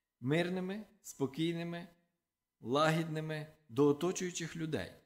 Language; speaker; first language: Ukrainian; non-native, local second language; Russian